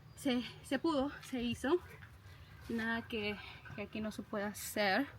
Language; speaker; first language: Spanish; early bilingual, heritage; Spanish